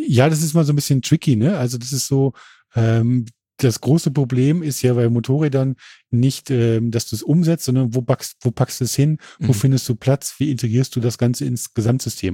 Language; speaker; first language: German; native; German